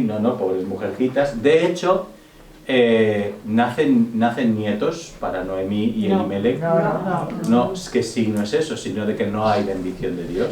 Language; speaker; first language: Spanish; native; Spanish